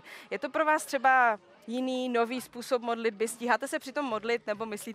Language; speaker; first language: Czech; native; Czech